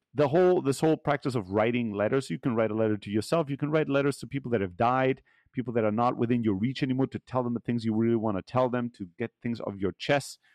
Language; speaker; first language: English; early bilingual, heritage; German